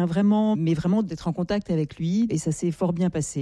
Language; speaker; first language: French; native; French